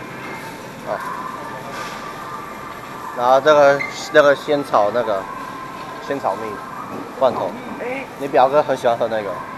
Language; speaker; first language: Chinese; native; Chinese